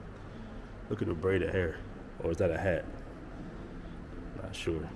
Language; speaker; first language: English; native; English